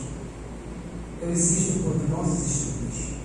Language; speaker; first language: Portuguese; non-native, local second language; Upper Guinea Crioulo